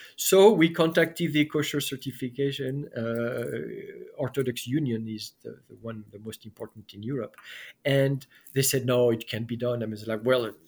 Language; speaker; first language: English; non-native, fluent; French